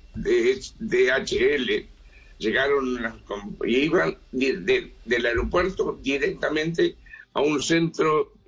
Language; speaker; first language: Spanish; native; Spanish